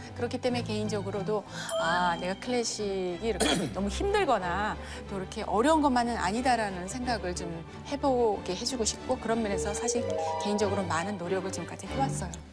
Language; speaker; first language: Korean; native; Korean